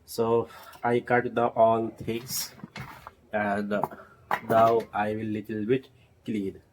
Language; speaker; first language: English; non-native, learner; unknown